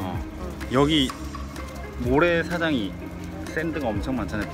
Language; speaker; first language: Korean; non-native, fluent; Swedish